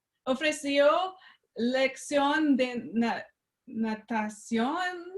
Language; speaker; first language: Spanish; non-native, learner; French